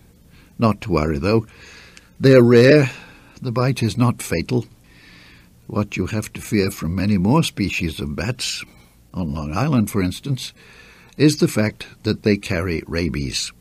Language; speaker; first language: English; native; English